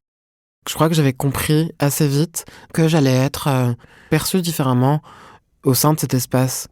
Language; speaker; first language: French; non-native, local second language; Arabic